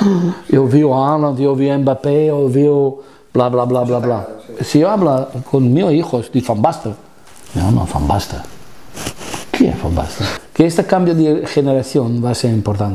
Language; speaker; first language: Spanish; non-native, fluent; Italian